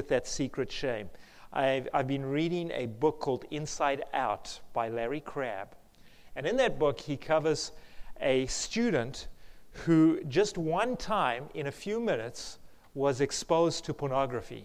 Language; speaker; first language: English; native; English